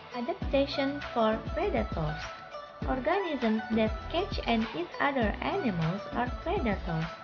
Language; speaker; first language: English; non-native, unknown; Indonesian